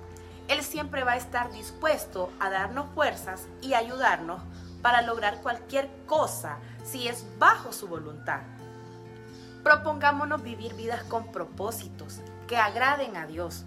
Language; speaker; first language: Spanish; native; Spanish